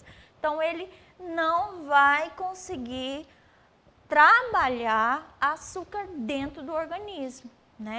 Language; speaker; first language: Portuguese; native; Portuguese